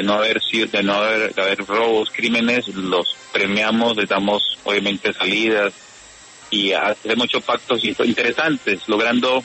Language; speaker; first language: Spanish; native; Spanish